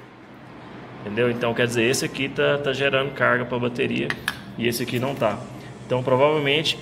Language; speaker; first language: Portuguese; native; Portuguese